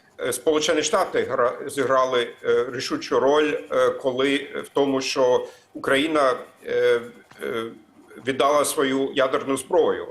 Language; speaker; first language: Ukrainian; non-native, fluent; German